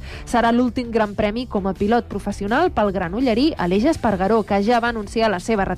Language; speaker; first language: Catalan; native; Catalan